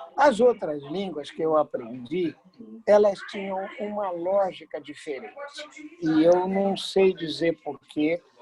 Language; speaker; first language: Portuguese; native; Portuguese